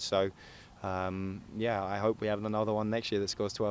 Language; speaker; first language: English; native; English